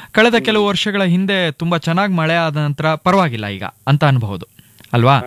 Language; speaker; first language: Kannada; native; Kannada